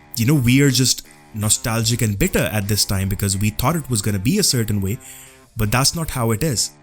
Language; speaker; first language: English; non-native, local second language; Urdu